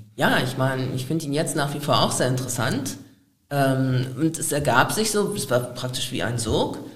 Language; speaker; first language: German; native; German